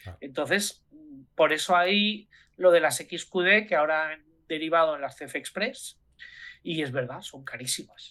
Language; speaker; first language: Spanish; native; Spanish